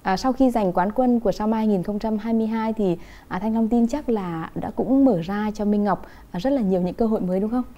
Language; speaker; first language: Vietnamese; native; Vietnamese